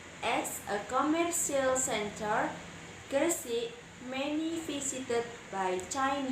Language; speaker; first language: English; non-native, learner; Indonesian